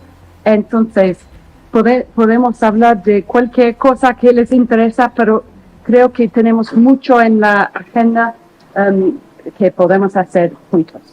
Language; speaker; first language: Spanish; non-native, fluent; English